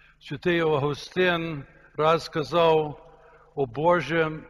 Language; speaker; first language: Ukrainian; early bilingual, heritage; Ukrainian